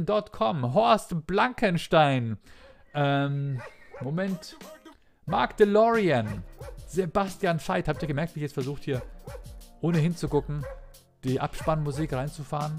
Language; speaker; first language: German; native; German